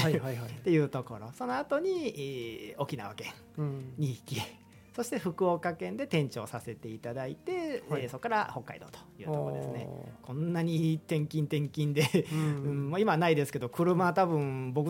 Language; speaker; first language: Japanese; native; Japanese